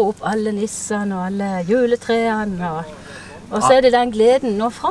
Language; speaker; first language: Norwegian; native; Norwegian